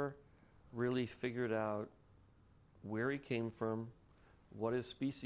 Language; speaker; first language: English; native; English